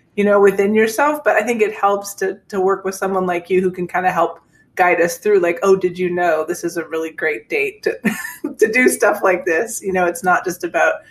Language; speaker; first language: English; native; English